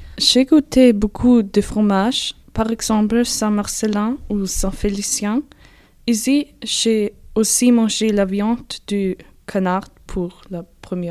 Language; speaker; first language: French; non-native, learner; German